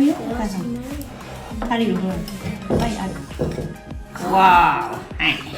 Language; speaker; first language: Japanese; non-native, learner; Thai